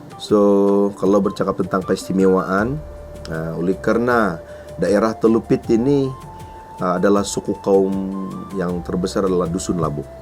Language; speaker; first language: Malay; non-native, local second language; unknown